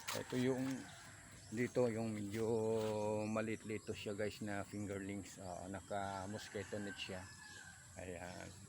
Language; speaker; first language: Filipino; non-native, local second language; Cebuano